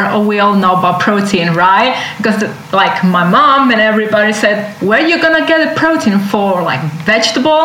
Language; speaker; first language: English; non-native, fluent; Italian